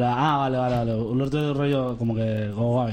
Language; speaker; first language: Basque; native; Basque